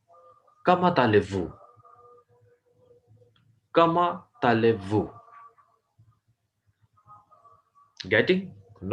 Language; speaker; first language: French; non-native, fluent; Urdu